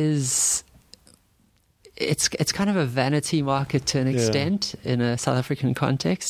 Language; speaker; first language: English; native; English